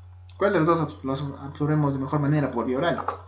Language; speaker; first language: Spanish; native; Spanish